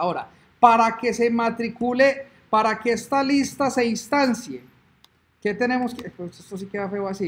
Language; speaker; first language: Spanish; native; Spanish